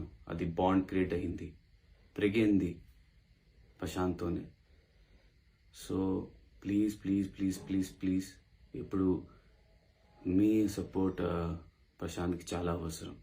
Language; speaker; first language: Telugu; non-native, local second language; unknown